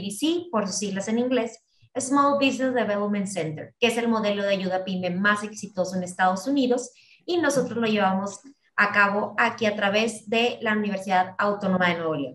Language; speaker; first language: Spanish; native; Spanish